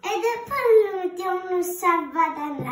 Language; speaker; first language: Italian; early bilingual, heritage; Italian